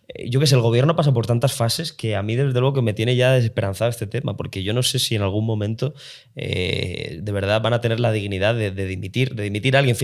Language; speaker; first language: Spanish; native; Spanish